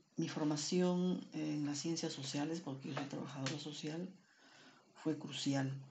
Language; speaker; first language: Spanish; non-native, local second language; Quechua